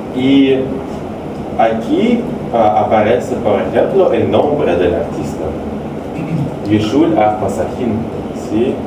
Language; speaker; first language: Spanish; non-native, fluent; Russian